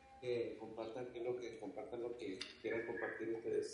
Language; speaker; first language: Spanish; non-native, learner; English